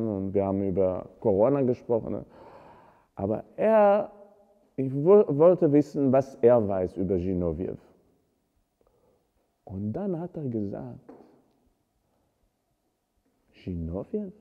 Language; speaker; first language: German; non-native, fluent; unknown